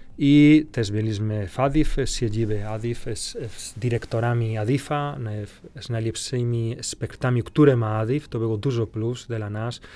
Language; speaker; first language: Polish; non-native, fluent; Spanish